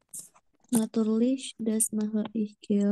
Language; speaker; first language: German; non-native, learner; Indonesian